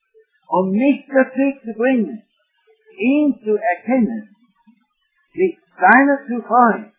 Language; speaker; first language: German; non-native, fluent; English